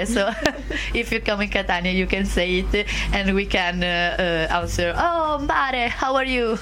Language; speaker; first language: English; non-native, learner; Italian